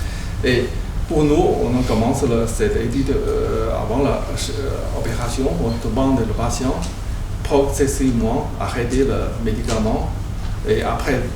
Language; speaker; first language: French; non-native, learner; Chinese